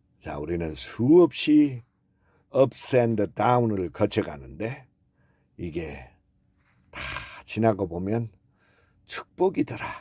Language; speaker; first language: Korean; native; Korean